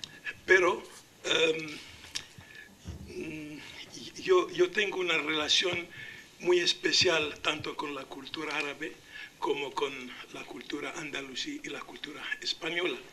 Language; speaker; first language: Spanish; non-native, local second language; Arabic